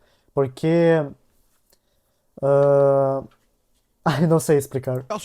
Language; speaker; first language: Portuguese; non-native, learner; Russian